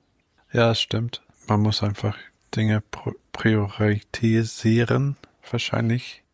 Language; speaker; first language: German; non-native, fluent; English